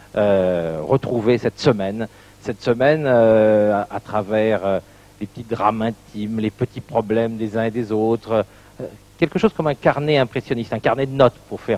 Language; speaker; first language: French; native; French